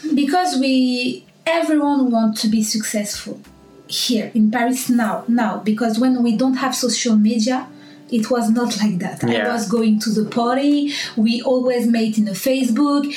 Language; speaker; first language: English; non-native, learner; French